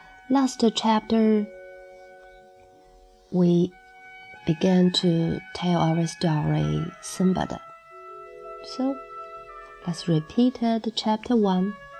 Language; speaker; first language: English; non-native, fluent; Chinese